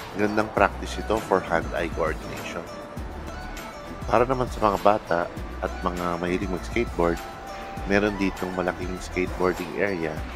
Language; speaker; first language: Filipino; native; Filipino